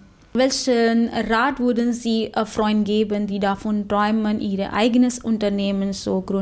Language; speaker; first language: German; non-native, fluent; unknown